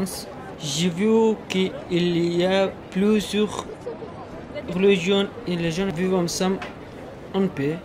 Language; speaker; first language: French; non-native, learner; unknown